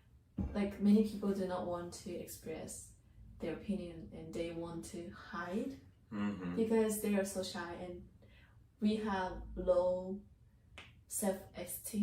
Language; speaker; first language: English; non-native, learner; Japanese